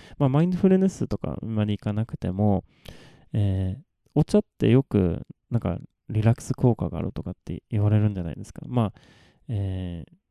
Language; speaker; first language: Japanese; non-native, fluent; Swedish